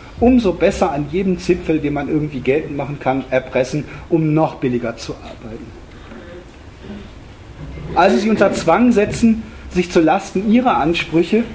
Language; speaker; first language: German; native; German